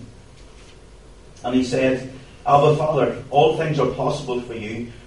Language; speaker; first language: English; native; English